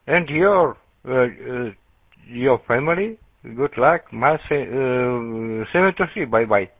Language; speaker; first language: English; non-native, learner; Russian